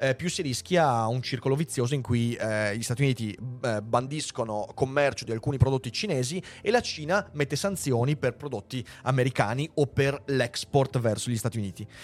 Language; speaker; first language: Italian; native; Italian